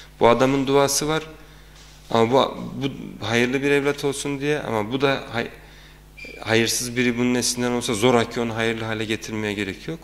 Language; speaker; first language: Turkish; native; Turkish